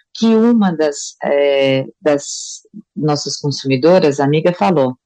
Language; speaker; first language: Portuguese; native; Portuguese